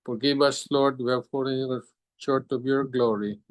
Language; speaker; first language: English; non-native, local second language; Filipino